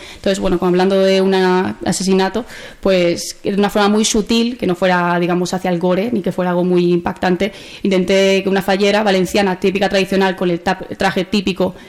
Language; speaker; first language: Spanish; native; Spanish